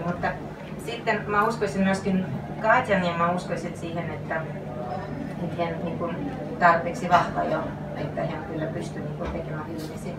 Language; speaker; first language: Finnish; non-native, fluent; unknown